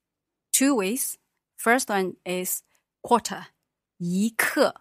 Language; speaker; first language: English; non-native, fluent; Chinese